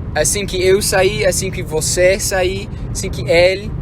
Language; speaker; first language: Portuguese; non-native, fluent; English